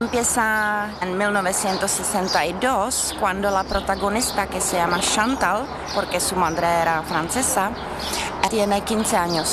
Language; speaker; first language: Spanish; non-native, fluent; Czech